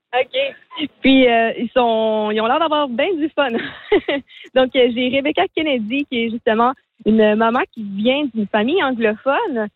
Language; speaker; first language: French; native; French